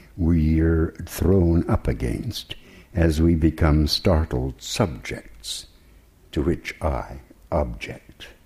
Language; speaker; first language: English; native; English